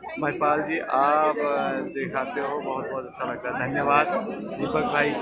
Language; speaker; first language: Hindi; native; Hindi